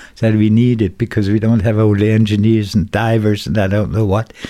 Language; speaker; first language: English; non-native, fluent; German